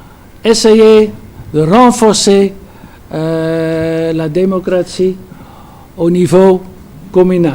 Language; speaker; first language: French; non-native, fluent; Dutch